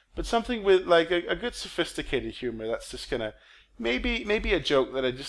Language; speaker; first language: English; non-native, fluent; Danish